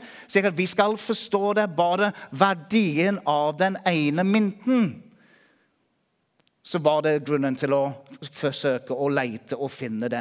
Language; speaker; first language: Norwegian; non-native, fluent; English